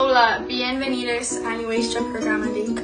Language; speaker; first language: Spanish; non-native, learner; English